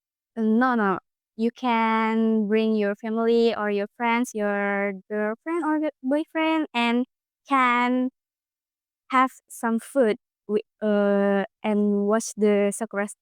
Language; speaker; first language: English; non-native, learner; Indonesian